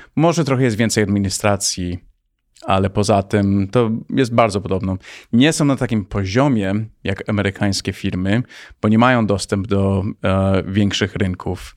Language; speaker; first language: Polish; early bilingual, heritage; Polish